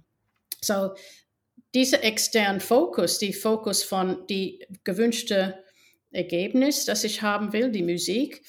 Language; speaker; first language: German; non-native, fluent; English